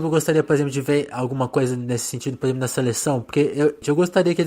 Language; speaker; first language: Portuguese; native; Portuguese